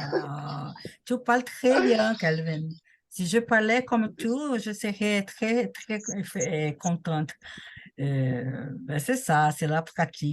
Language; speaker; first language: French; non-native, learner; Portuguese